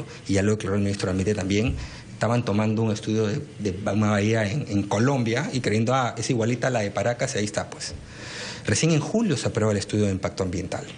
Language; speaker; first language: Spanish; native; Spanish